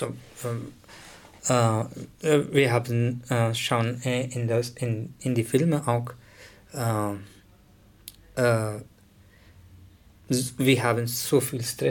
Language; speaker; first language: German; non-native, learner; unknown